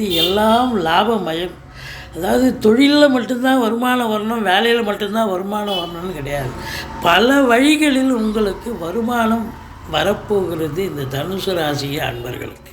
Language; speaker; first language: Tamil; native; Tamil